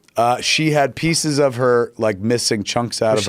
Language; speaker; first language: English; native; English